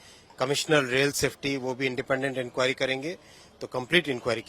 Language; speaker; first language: Hindi; native; Hindi